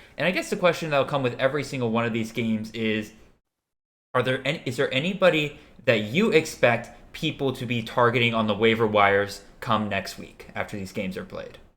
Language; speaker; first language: English; native; English